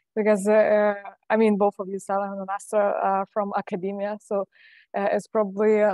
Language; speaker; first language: English; non-native, fluent; Lithuanian